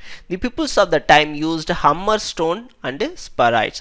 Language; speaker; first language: English; non-native, local second language; Tamil